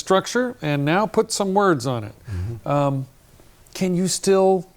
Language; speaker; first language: English; native; English